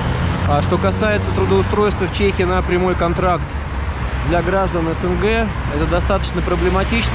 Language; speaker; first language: Russian; native; Russian